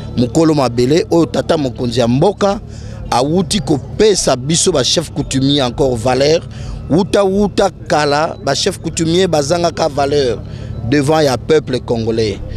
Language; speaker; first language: Lingala; non-native, local second language; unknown